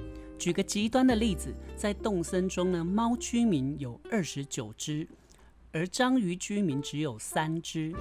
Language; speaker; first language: Chinese; native; Chinese